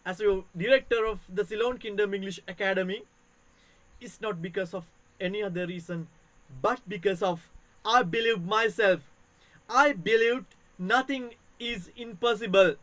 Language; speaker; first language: English; non-native, local second language; Sinhala